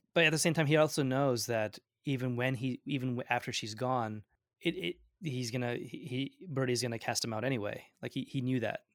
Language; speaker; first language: English; early bilingual, other home language; Gujarati